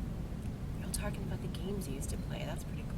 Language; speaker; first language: English; native; English